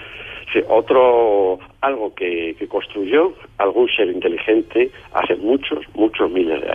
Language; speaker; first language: Spanish; native; Spanish